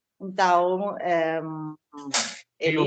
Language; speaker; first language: Portuguese; non-native, learner; Spanish